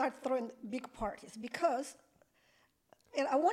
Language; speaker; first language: English; non-native, fluent; Russian